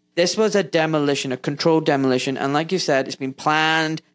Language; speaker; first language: English; native; English